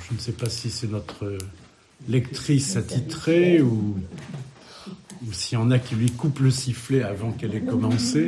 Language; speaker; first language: French; native; French